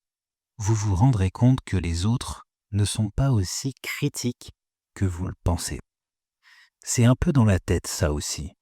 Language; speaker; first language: French; native; French